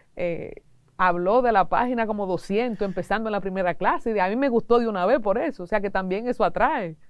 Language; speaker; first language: Spanish; native; Spanish